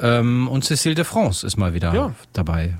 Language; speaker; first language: German; native; German